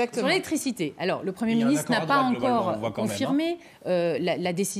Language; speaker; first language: French; native; French